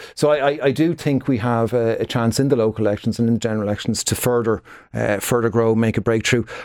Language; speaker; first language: English; native; English